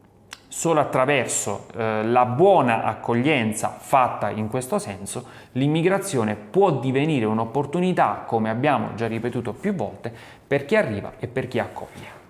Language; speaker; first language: Italian; native; Italian